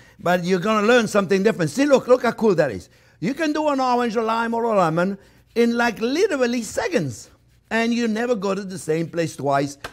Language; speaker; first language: English; non-native, fluent; French